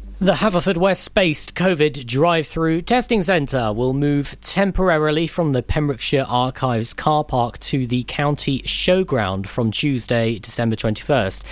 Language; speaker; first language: English; native; English